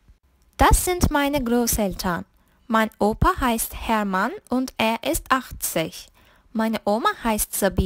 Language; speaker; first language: German; non-native, fluent; Turkish